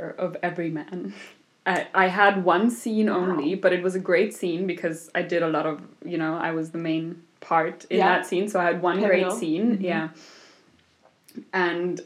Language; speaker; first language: English; non-native, fluent; German